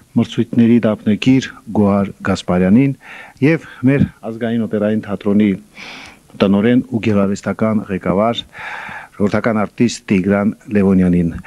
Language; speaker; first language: Armenian; native; Armenian